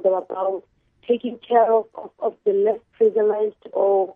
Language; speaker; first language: English; non-native, local second language; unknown